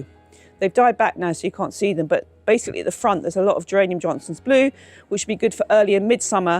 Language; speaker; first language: English; native; English